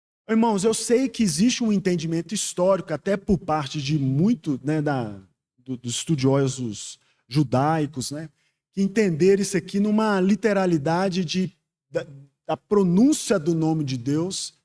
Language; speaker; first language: Portuguese; native; Portuguese